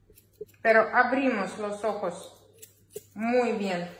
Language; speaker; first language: Spanish; non-native, learner; Ukrainian